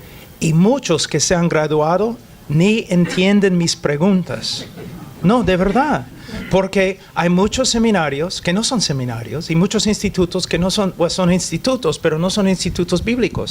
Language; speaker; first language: Spanish; non-native, fluent; English